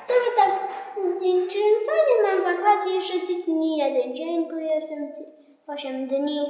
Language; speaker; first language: Polish; early bilingual, heritage; Polish